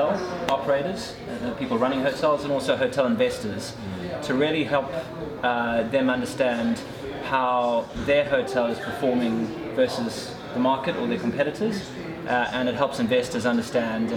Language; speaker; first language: English; native; English